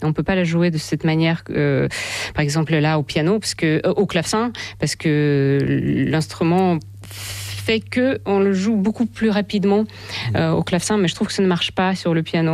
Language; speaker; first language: French; non-native, fluent; Russian